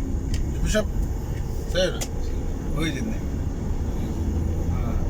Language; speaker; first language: Hindi; non-native, learner; Bangla